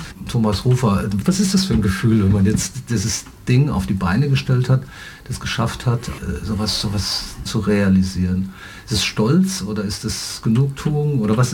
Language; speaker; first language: German; native; German